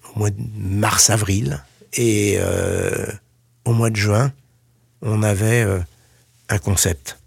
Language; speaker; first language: French; native; French